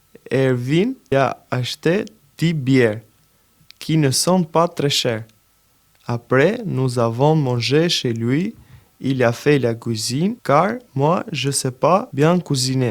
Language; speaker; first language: French; non-native, learner; Albanian